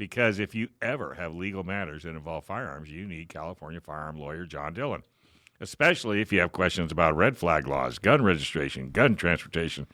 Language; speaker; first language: English; native; English